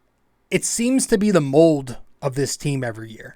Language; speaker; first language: English; native; English